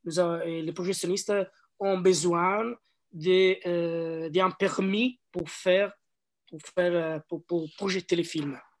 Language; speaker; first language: French; non-native, learner; Italian